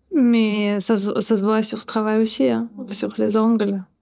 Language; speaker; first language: French; non-native, learner; Russian